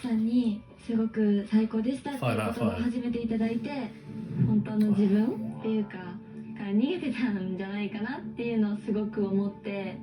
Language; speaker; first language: Japanese; native; Japanese